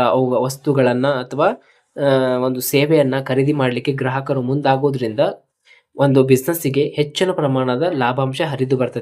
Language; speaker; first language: Kannada; native; Kannada